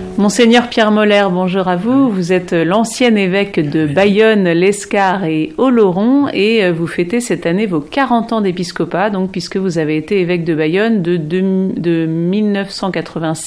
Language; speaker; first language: French; native; French